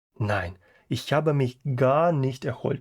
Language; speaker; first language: German; non-native, fluent; Ukrainian